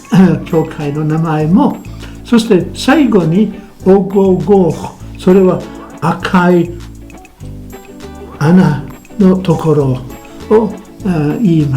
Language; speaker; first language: Japanese; non-native, fluent; Welsh